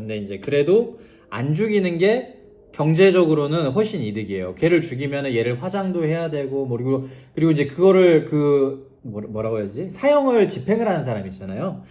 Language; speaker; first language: Korean; native; Korean